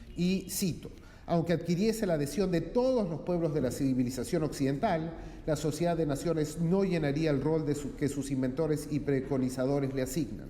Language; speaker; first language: Spanish; native; Spanish